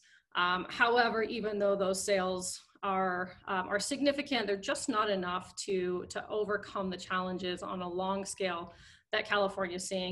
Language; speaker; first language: English; native; English